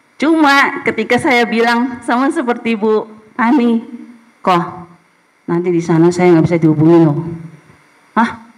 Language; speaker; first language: Indonesian; native; Indonesian